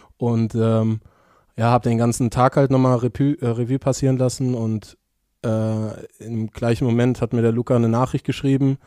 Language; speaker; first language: German; native; German